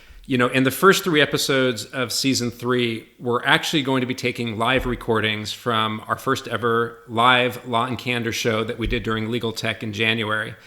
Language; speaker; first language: English; native; English